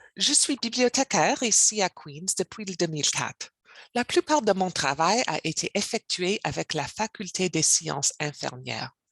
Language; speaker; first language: French; non-native, learner; English